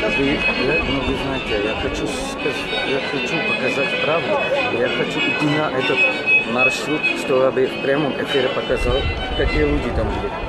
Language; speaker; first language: Russian; non-native, learner; Czech